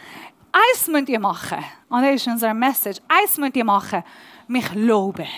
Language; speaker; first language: German; non-native, learner; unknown